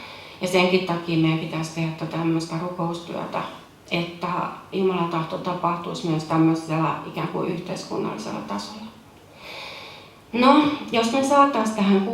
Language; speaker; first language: Finnish; native; Finnish